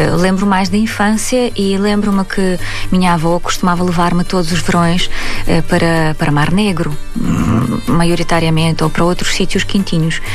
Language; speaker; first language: Portuguese; non-native, fluent; Belarusian